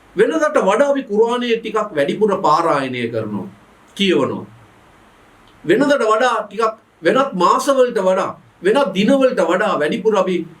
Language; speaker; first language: Sinhala; non-native, local second language; Tamil